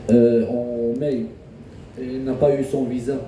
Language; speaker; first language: French; non-native, local second language; Arabic